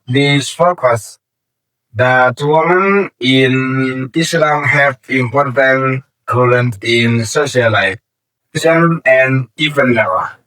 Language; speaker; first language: English; non-native, learner; Indonesian